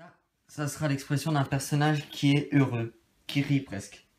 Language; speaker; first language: French; native; French